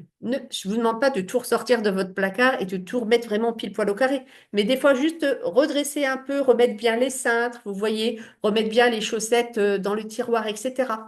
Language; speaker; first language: French; native; French